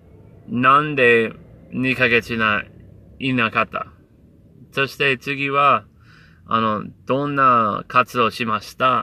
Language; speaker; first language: Japanese; non-native, learner; English